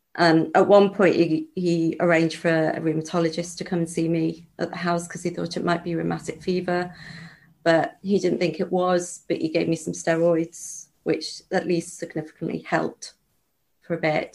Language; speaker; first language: English; native; English